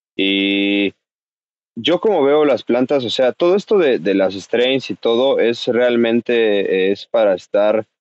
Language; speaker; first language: Spanish; native; Spanish